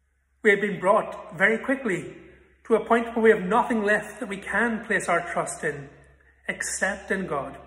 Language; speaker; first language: English; native; English